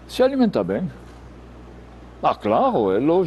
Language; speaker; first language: Portuguese; non-native, fluent; French